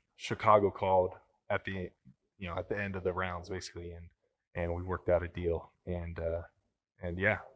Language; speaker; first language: English; native; English